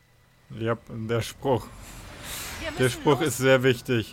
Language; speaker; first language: German; native; German